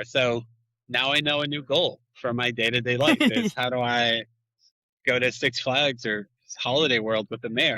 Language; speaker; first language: English; native; English